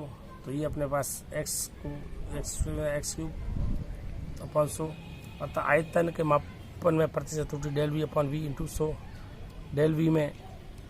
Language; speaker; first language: Hindi; native; Hindi